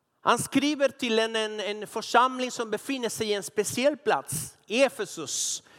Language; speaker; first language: Swedish; non-native, fluent; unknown